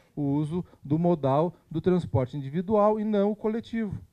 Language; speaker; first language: Portuguese; native; Portuguese